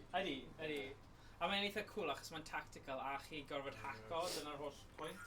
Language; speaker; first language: Welsh; non-native, local second language; English